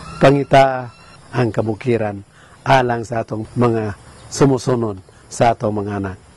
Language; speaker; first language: Cebuano; non-native, local second language; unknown